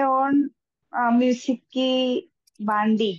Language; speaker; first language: Finnish; non-native, learner; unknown